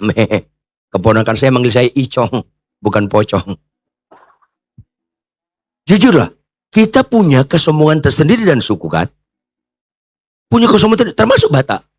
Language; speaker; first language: Indonesian; native; Indonesian